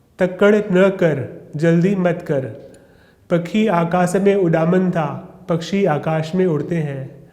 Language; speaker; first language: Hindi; non-native, local second language; Sindhi